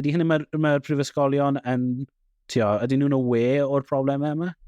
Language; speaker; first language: Welsh; native; Welsh